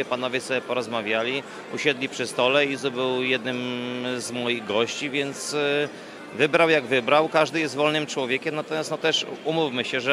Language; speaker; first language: Polish; native; Polish